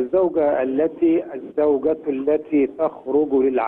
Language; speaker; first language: Arabic; native; Arabic